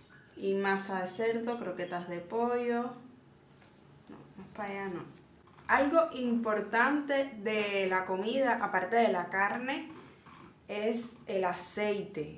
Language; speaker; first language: Spanish; native; Spanish